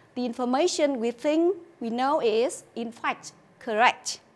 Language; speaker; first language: English; non-native, fluent; Vietnamese